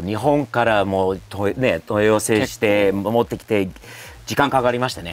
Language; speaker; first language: Japanese; non-native, fluent; English